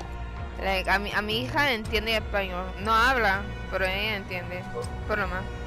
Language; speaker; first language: Spanish; early bilingual, heritage; Spanish